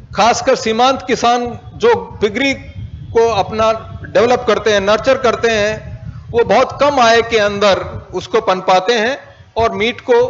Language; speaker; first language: Hindi; native; Hindi